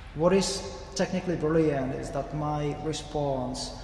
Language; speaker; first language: English; non-native, fluent; Czech